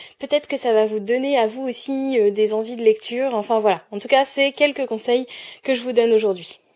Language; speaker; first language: French; native; French